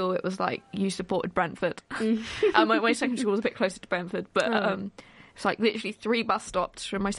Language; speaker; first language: English; native; English